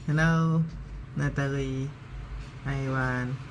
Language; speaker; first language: English; non-native, learner; Thai